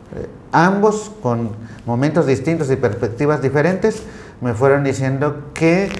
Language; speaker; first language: Spanish; non-native, local second language; Tzotzil